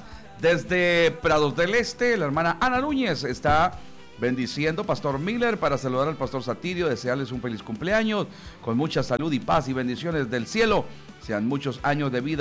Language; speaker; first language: Spanish; native; Spanish